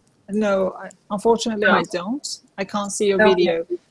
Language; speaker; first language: English; non-native, fluent; Persian